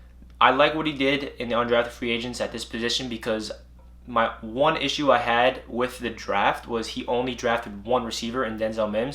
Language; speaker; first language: English; native; English